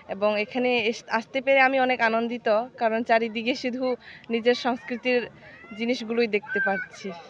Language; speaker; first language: Bangla; non-native, local second language; Khasi